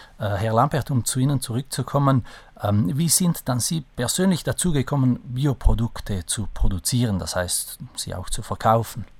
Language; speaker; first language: German; non-native, local second language; Ladin